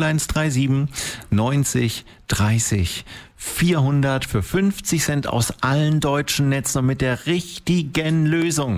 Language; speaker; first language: German; native; German